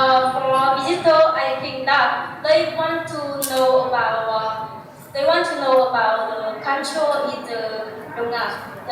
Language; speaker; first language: English; non-native, learner; Vietnamese